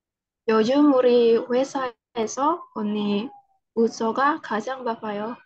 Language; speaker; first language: Korean; non-native, learner; Indonesian